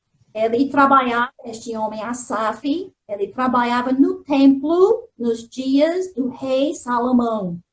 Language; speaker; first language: Portuguese; non-native, fluent; English